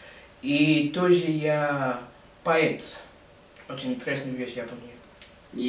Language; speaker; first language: Russian; non-native, learner; English